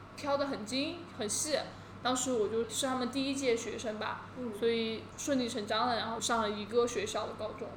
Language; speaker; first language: Chinese; native; Chinese